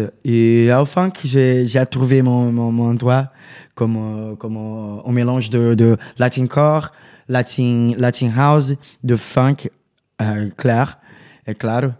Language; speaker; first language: French; non-native, learner; Portuguese